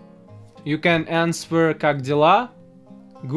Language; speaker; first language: English; non-native, learner; Russian